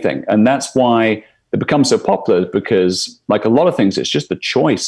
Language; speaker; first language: English; native; English